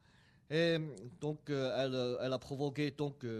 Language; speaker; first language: French; non-native, fluent; Chinese